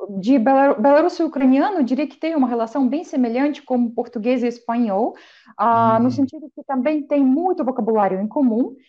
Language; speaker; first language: Portuguese; non-native, fluent; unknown